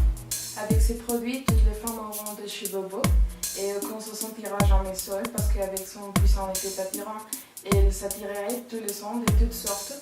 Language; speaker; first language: French; non-native, learner; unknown